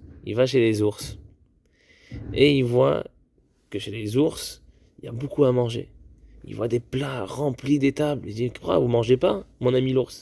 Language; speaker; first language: French; native; French